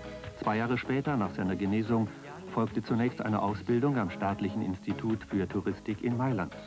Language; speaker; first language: German; native; German